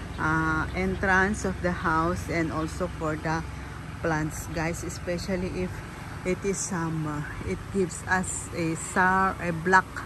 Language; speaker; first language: English; non-native, local second language; Filipino